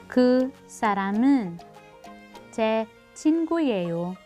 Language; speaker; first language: Korean; non-native, learner; Filipino